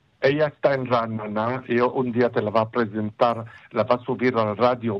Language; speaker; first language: Spanish; non-native, fluent; Ladino